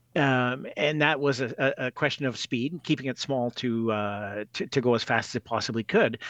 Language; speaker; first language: English; native; English